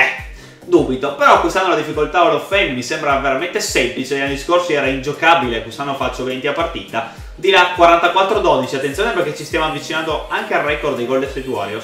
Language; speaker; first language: Italian; native; Italian